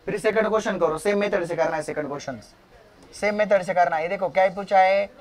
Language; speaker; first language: Hindi; non-native, local second language; Marathi